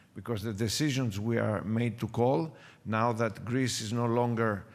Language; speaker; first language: English; non-native, fluent; Greek